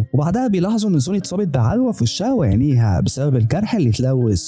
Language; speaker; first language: Arabic; native; Arabic